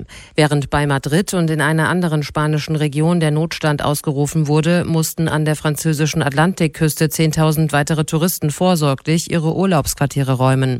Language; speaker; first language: German; native; German